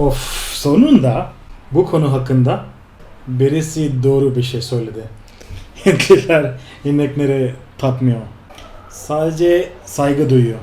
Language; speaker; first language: Turkish; non-native, fluent; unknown